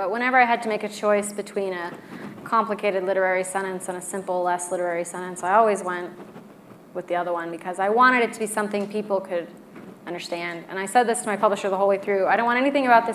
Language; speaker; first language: English; native; English